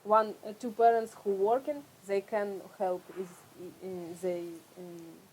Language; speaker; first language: English; non-native, learner; Russian